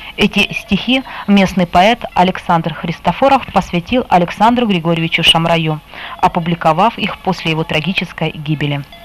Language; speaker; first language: Russian; native; Russian